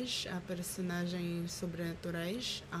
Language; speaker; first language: Portuguese; non-native, learner; Filipino